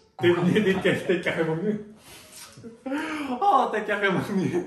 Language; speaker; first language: French; non-native, learner; Korean